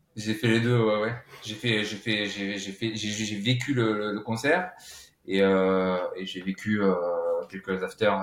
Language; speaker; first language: French; native; French